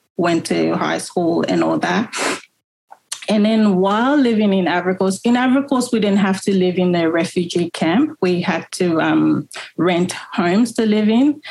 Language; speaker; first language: English; native; English